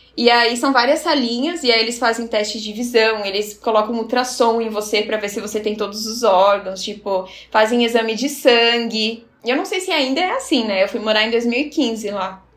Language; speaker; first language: Portuguese; native; Portuguese